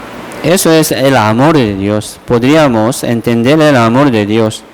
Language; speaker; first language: Spanish; non-native, fluent; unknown